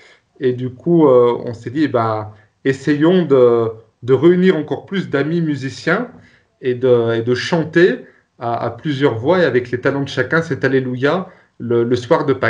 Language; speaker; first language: French; native; French